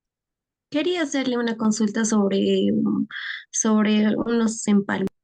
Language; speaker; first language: Spanish; native; Spanish